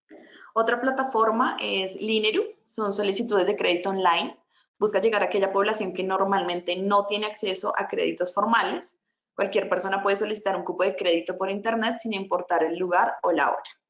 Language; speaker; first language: Spanish; native; Spanish